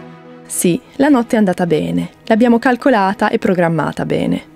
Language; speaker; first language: Italian; native; Italian